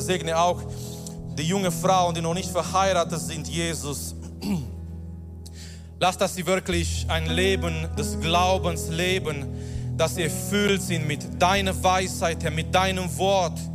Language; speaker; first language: German; non-native, fluent; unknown